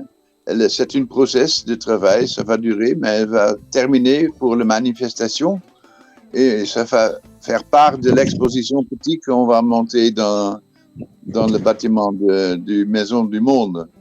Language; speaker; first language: French; non-native, fluent; Dutch